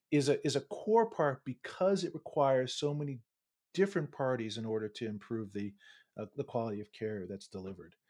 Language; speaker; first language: English; native; English